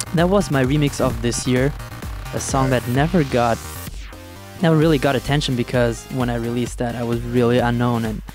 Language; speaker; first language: English; non-native, fluent; German